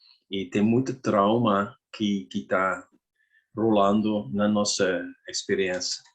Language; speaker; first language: Portuguese; non-native, learner; Dutch